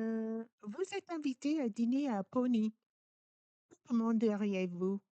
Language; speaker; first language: French; non-native, fluent; English